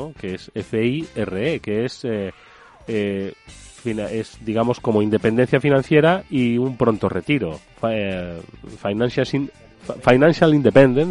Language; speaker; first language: Spanish; native; Spanish